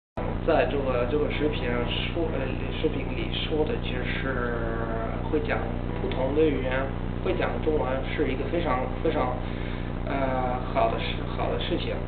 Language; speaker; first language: Chinese; non-native, learner; Italian